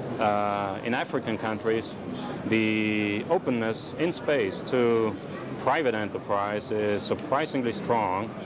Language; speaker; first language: English; non-native, fluent; German